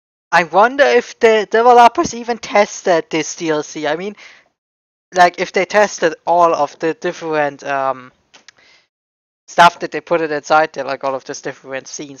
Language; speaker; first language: English; non-native, fluent; German